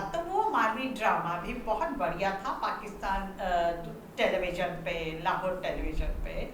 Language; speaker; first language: Hindi; non-native, local second language; Sindhi